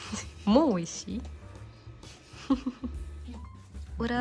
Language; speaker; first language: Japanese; non-native, fluent; Russian